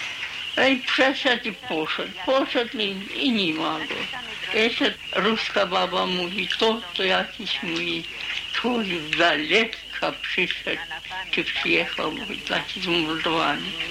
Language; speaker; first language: Polish; early bilingual, heritage; Polish